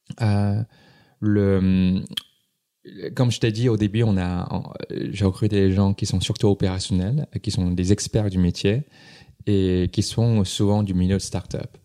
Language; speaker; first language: French; non-native, fluent; Cantonese